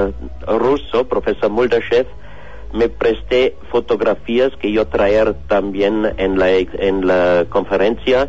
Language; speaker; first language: Spanish; non-native, learner; German